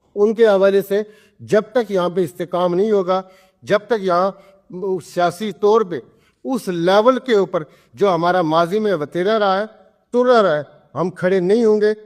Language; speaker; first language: Urdu; non-native, local second language; Pahari-Potwari